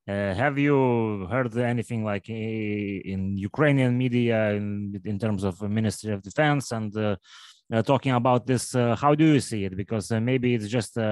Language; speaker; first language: English; non-native, fluent; Lithuanian